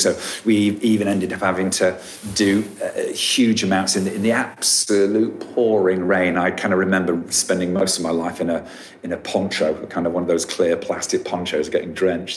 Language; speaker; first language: English; native; English